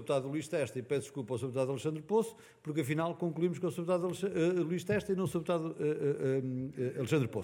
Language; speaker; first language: Portuguese; native; Portuguese